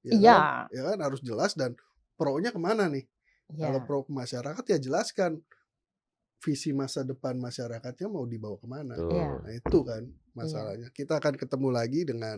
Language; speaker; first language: Indonesian; native; Indonesian